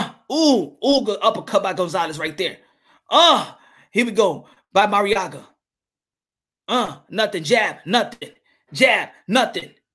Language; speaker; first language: English; early bilingual, other home language; Spanish